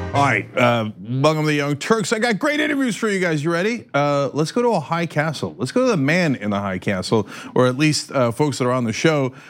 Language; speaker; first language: English; early bilingual, other home language; Turkish